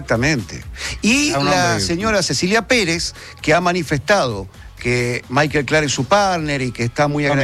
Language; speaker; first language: Spanish; native; Spanish